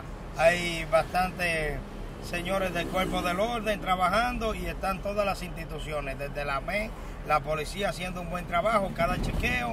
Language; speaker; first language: Spanish; native; Spanish